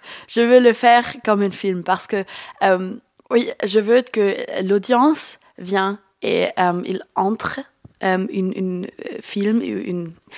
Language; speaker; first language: French; non-native, learner; Swiss German